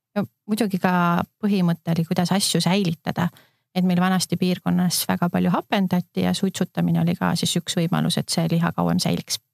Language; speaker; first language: Estonian; native; Estonian